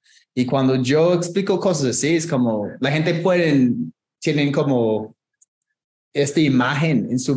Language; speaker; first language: Spanish; non-native, fluent; English